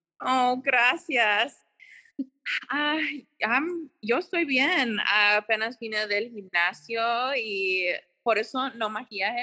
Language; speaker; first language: Spanish; early bilingual, heritage; Spanish